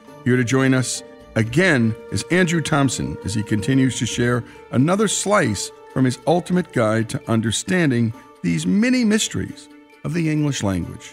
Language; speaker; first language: English; native; English